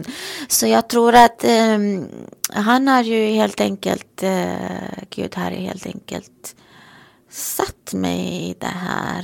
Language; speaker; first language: Swedish; non-native, fluent; Romanian